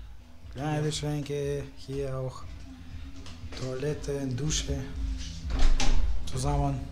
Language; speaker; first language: German; non-native, learner; Russian